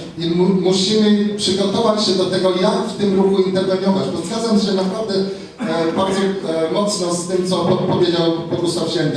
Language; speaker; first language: Polish; non-native, fluent; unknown